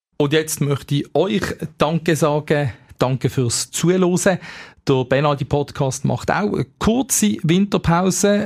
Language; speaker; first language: German; native; German